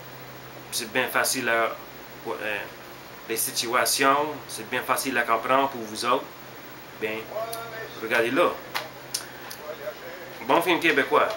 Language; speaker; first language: French; non-native, learner; English